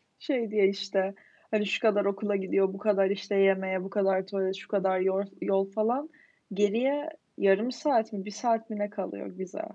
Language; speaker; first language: Turkish; native; Turkish